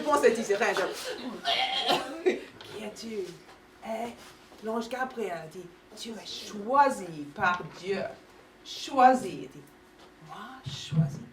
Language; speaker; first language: French; non-native, fluent; English